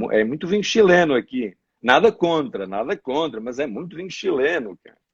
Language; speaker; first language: Portuguese; native; Portuguese